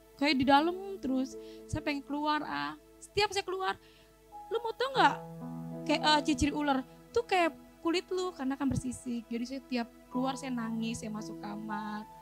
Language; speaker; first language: Indonesian; native; Indonesian